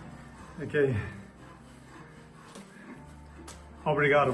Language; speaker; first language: Portuguese; non-native, learner; English